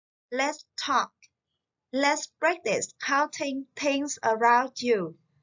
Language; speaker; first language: English; non-native, fluent; Vietnamese